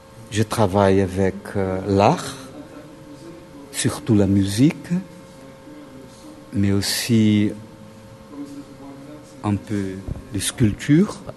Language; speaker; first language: French; non-native, fluent; Portuguese